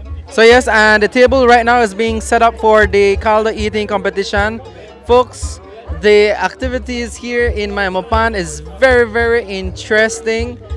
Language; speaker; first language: English; native; English